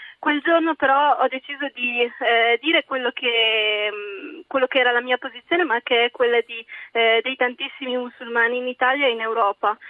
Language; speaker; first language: Italian; early bilingual, other home language; Arabic